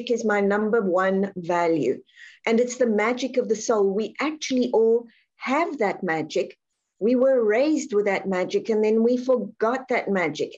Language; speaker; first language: English; native; English